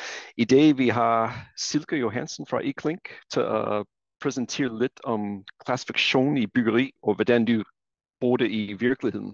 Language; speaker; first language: Danish; non-native, fluent; English